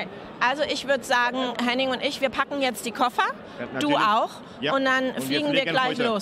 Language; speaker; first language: German; native; German